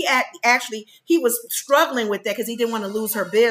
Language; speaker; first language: English; native; English